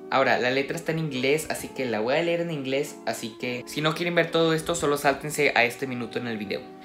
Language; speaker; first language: Spanish; native; Spanish